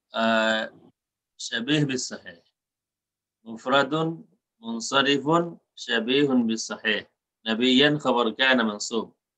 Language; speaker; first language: Arabic; non-native, fluent; Bangla